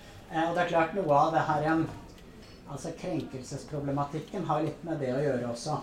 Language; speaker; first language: Norwegian; native; Norwegian